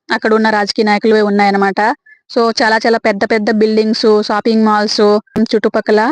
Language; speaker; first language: Telugu; native; Telugu